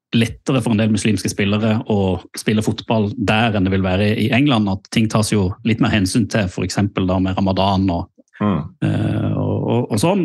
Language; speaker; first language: Norwegian; native; Norwegian